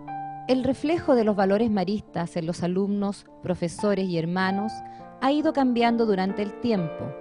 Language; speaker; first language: Spanish; native; Spanish